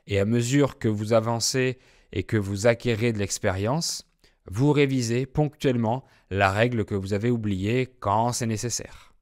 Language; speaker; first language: French; native; French